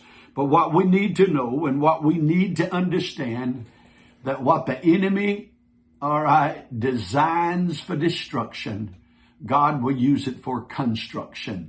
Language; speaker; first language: English; native; English